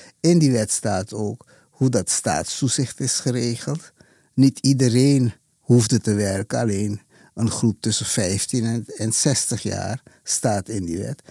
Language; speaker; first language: Dutch; native; Dutch